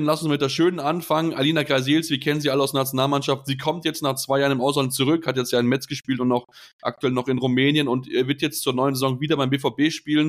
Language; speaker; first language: German; native; German